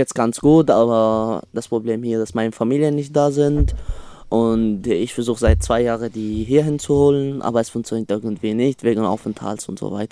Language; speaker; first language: German; non-native, learner; Arabic